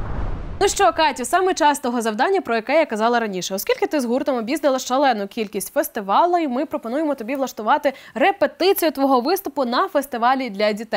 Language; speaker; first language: Ukrainian; native; Ukrainian